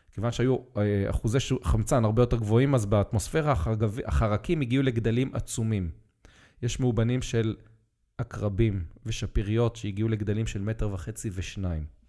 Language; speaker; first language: Hebrew; native; Hebrew